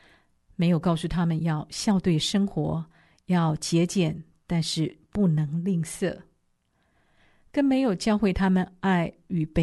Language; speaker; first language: Chinese; native; Chinese